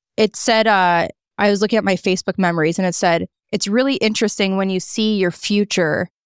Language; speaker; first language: English; native; English